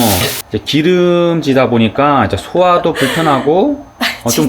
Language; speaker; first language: Korean; native; Korean